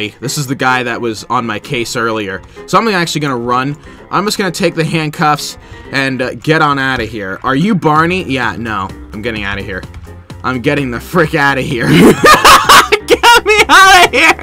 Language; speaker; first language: English; native; English